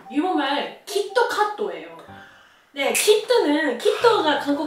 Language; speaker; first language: Korean; non-native, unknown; Japanese